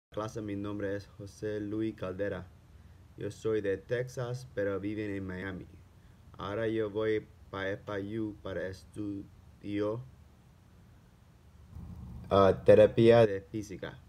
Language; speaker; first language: Spanish; non-native, learner; English